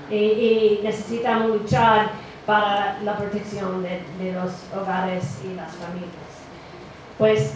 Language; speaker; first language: Spanish; non-native, fluent; English